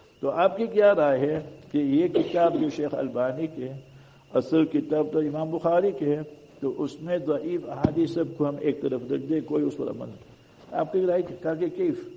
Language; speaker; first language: Urdu; non-native, local second language; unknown